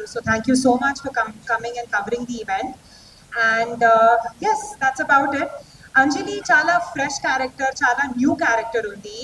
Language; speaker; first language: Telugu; non-native, local second language; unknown